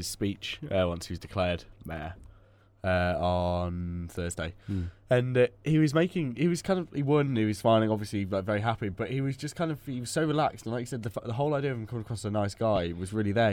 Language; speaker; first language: English; native; English